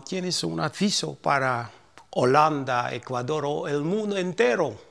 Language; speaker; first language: Spanish; non-native, fluent; Papiamento